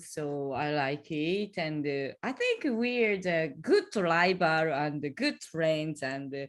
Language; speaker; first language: English; non-native, learner; Japanese